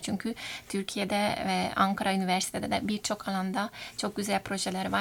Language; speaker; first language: Turkish; non-native, fluent; Hungarian